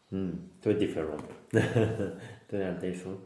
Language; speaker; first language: French; non-native, learner; Japanese